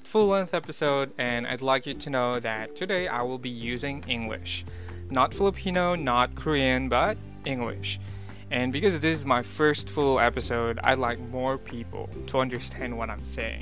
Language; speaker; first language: English; non-native, local second language; Pangasinan